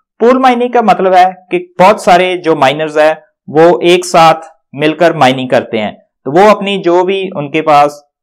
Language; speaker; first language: Hindi; non-native, local second language; Punjabi